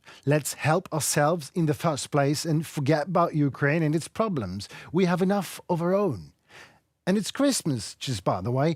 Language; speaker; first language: English; non-native, fluent; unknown